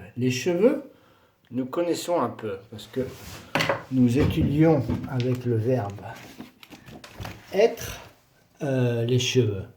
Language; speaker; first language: French; non-native, fluent; Spanish